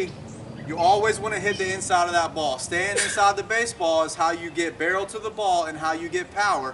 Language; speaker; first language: English; native; English